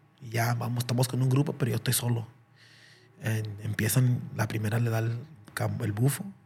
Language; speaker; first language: Spanish; early bilingual, heritage; Spanish